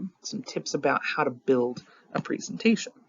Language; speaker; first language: English; native; English